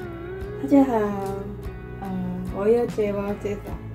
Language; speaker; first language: Chinese; non-native, learner; Indonesian